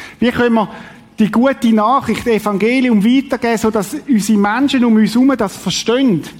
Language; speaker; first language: German; native; German